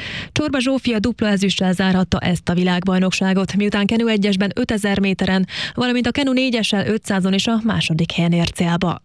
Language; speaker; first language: Hungarian; native; Hungarian